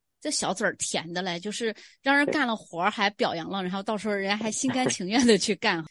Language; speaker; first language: Chinese; native; Chinese